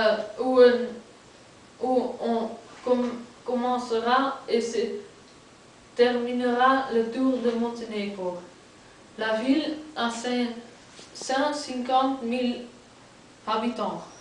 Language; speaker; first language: French; non-native, learner; Dutch